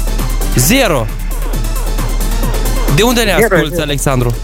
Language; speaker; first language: Romanian; native; Romanian